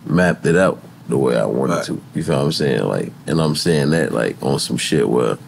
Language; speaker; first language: English; native; English